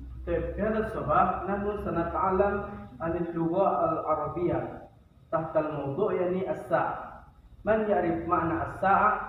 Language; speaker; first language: Arabic; non-native, fluent; Indonesian